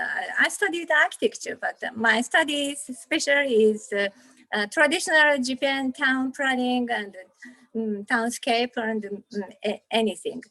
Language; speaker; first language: English; non-native, learner; Japanese